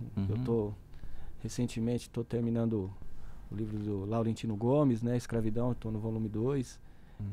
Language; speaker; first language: Portuguese; native; Portuguese